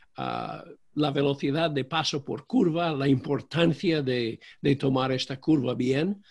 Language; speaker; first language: Spanish; non-native, fluent; English